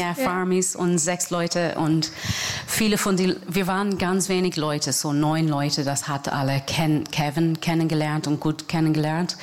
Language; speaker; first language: German; non-native, fluent; English